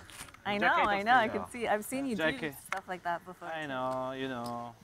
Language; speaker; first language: English; non-native, fluent; French